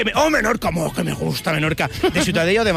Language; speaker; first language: Spanish; native; Spanish